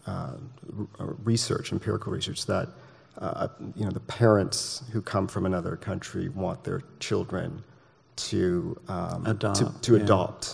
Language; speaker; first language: English; native; English